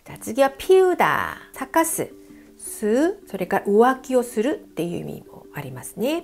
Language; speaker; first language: Japanese; non-native, fluent; Korean